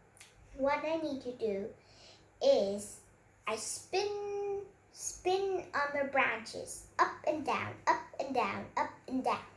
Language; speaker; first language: English; non-native, learner; Vietnamese